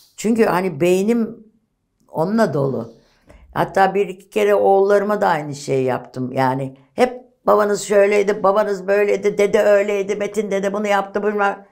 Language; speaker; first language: Turkish; native; Turkish